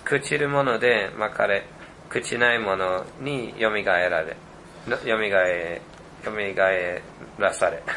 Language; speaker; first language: Japanese; non-native, fluent; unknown